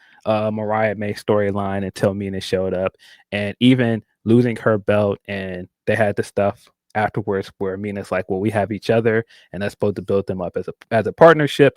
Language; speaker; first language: English; native; English